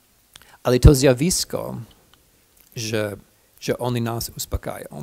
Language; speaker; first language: Polish; non-native, fluent; English